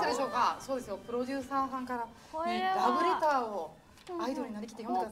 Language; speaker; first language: Japanese; native; Japanese